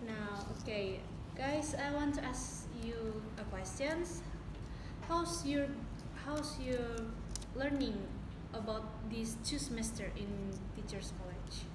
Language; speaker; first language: English; non-native, learner; Indonesian